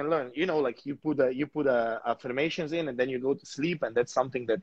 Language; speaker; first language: English; non-native, fluent; Slovenian